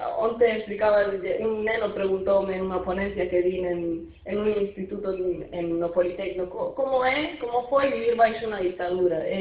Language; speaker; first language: Galician; non-native, fluent; Arabic